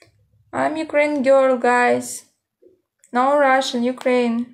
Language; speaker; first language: English; non-native, learner; Ukrainian